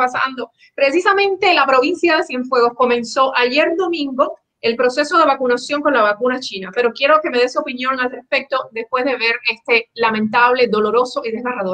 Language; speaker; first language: Spanish; native; Spanish